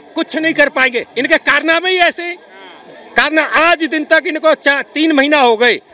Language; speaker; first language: Hindi; native; Hindi